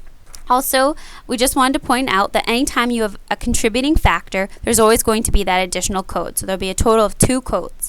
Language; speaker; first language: English; native; English